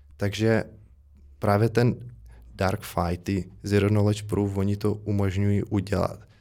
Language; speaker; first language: Czech; non-native, fluent; Russian